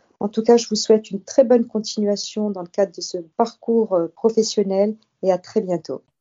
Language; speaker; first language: French; native; French